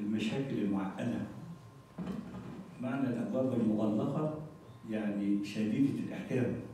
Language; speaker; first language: Arabic; native; Arabic